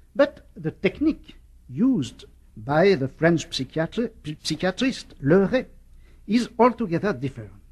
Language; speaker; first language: English; non-native, fluent; French